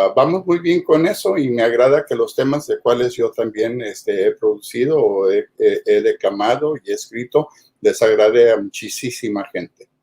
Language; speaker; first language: Spanish; early bilingual, heritage; Spanish